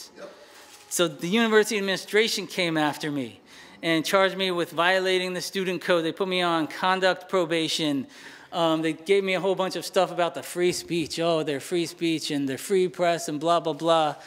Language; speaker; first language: English; native; English